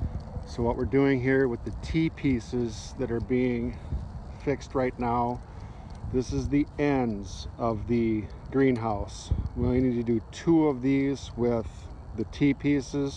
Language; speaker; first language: English; native; English